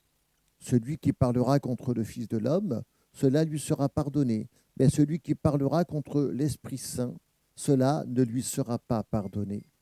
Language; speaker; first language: French; native; French